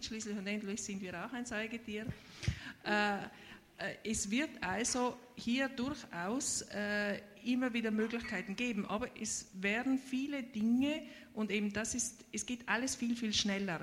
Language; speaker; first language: German; native; German